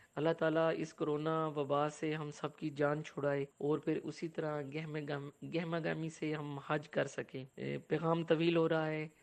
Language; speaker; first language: Urdu; non-native, local second language; Punjabi